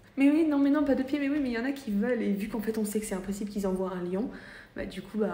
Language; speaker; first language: French; native; French